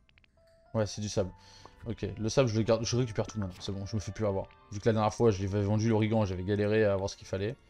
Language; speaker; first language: French; native; French